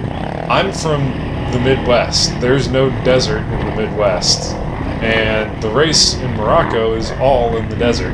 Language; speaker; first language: English; native; English